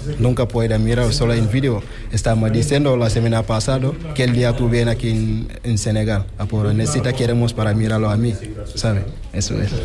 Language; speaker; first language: Spanish; non-native, learner; Wolof